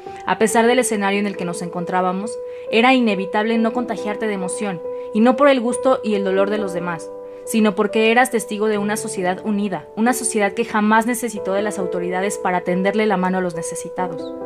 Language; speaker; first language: Spanish; native; Spanish